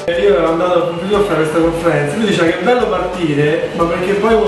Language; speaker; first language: Italian; native; Italian